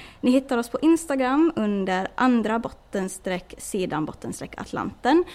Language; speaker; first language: Swedish; native; Swedish